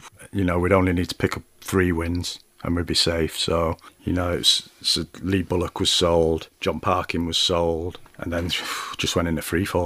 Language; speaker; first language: English; native; English